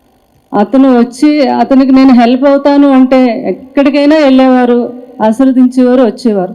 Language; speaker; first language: Telugu; native; Telugu